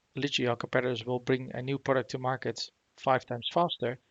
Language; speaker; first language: English; non-native, fluent; Dutch